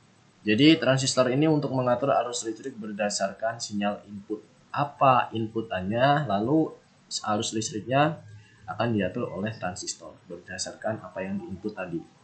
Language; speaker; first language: Indonesian; native; Indonesian